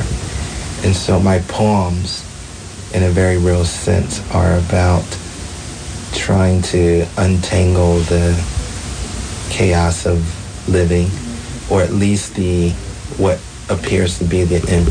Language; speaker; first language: English; native; English